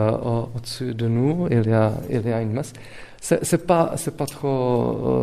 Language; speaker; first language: French; non-native, fluent; Czech